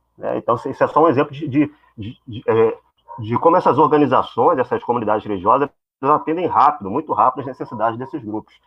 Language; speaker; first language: Portuguese; native; Portuguese